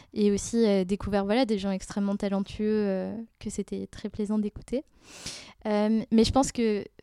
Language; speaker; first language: French; native; French